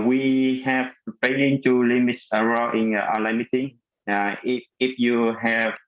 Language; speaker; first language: English; non-native, fluent; Vietnamese